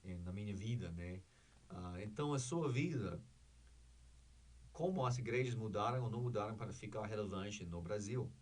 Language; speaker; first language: Portuguese; non-native, learner; English